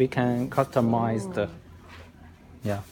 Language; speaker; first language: English; non-native, learner; Chinese